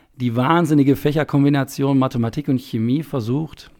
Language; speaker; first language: German; native; German